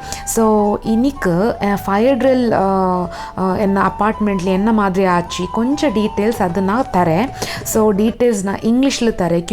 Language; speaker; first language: Tamil; non-native, learner; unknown